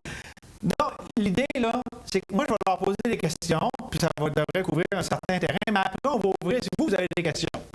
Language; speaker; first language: French; native; French